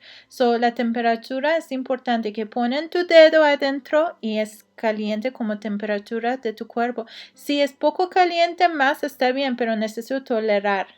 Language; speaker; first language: Spanish; non-native, learner; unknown